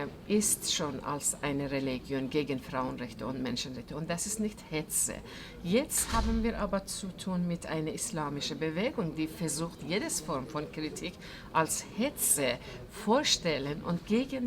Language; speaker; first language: German; non-native, fluent; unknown